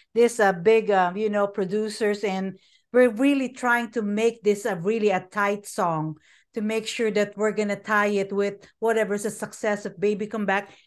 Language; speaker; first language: English; non-native, local second language; Filipino